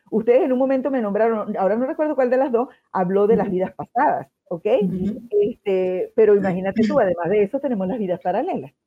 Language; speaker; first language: Spanish; native; Spanish